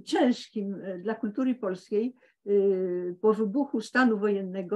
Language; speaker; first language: Polish; early bilingual, heritage; Polish